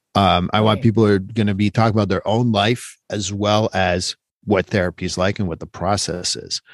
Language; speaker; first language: English; non-native, fluent; French